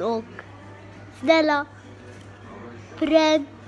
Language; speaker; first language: Swedish; early bilingual, other home language; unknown